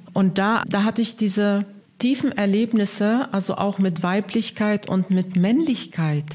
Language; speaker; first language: German; non-native, fluent; Arabic